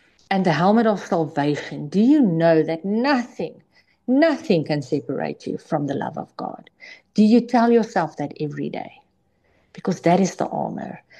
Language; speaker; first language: English; non-native, local second language; Afrikaans